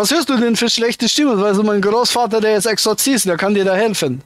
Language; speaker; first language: German; native; German